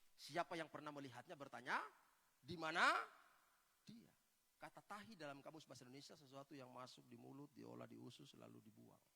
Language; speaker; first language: Indonesian; native; Indonesian